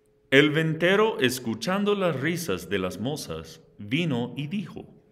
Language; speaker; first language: Spanish; non-native, fluent; English